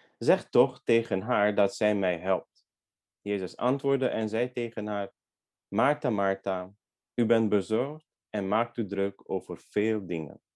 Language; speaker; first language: Dutch; non-native, fluent; Hungarian